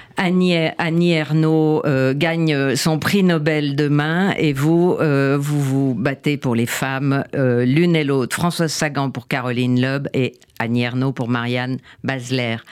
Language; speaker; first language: French; native; French